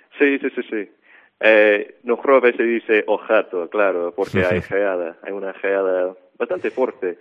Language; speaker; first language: Galician; non-native, fluent; English